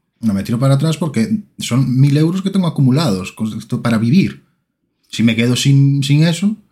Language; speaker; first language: Spanish; native; Spanish